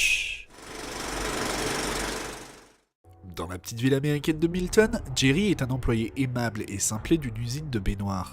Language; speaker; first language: French; native; French